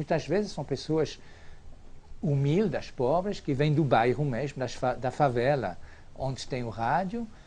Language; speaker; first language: Portuguese; non-native, fluent; French